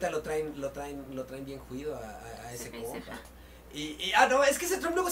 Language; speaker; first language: Spanish; native; Spanish